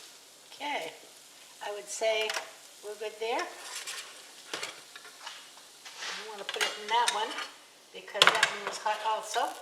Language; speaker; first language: English; native; English